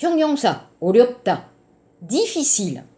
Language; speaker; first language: Korean; non-native, fluent; French